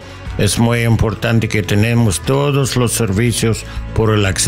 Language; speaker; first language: Spanish; non-native, learner; English